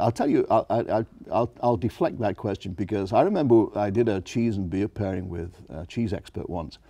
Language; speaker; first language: English; native; English